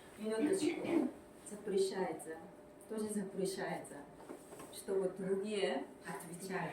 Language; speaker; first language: Russian; non-native, fluent; Korean